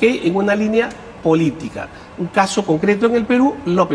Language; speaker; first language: Spanish; native; Spanish